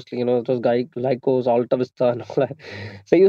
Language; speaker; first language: English; non-native, local second language; Malayalam